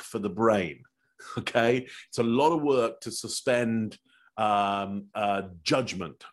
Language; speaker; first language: English; native; English